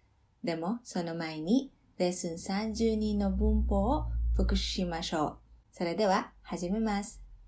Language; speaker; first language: Japanese; non-native, fluent; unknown